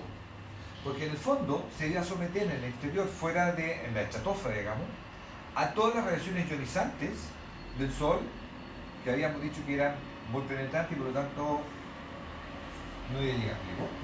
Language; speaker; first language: Spanish; native; Spanish